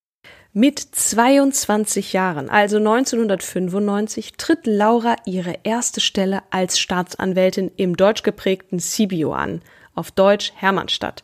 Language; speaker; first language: German; native; German